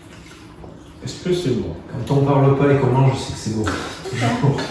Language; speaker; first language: French; native; French